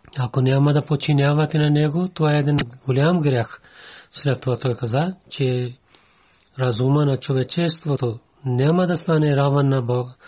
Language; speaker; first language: Bulgarian; non-native, learner; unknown